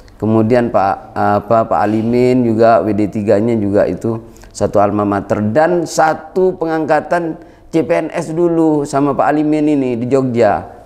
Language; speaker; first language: Indonesian; native; Indonesian